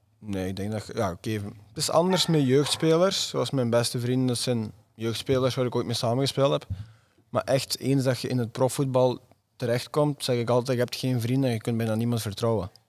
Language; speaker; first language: Dutch; native; Dutch